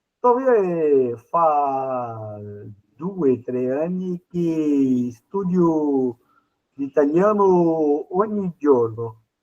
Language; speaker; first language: Italian; non-native, learner; Portuguese